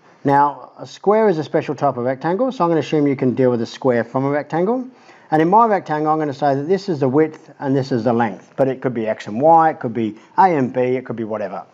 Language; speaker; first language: English; native; English